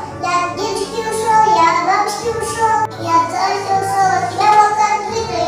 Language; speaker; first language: Russian; non-native, local second language; Yakut